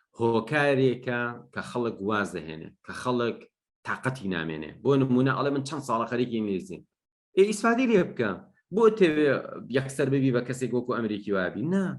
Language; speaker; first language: Central Kurdish; non-native, local second language; Gurani